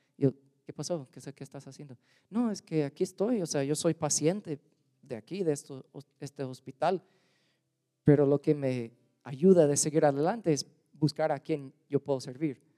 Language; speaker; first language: Spanish; non-native, fluent; English